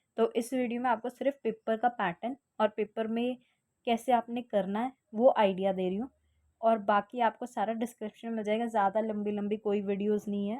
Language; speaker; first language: Hindi; native; Hindi